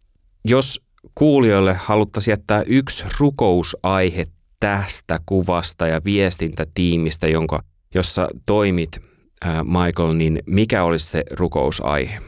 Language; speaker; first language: Finnish; native; Finnish